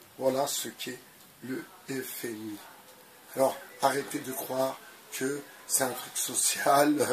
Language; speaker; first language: French; native; French